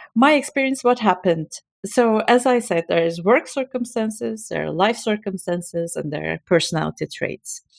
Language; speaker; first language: English; non-native, fluent; Turkish